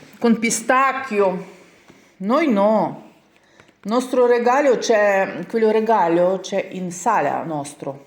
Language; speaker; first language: Italian; non-native, learner; Ukrainian